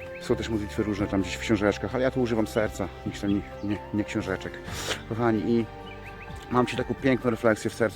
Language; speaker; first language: Polish; native; Polish